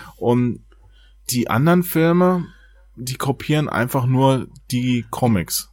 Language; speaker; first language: German; native; German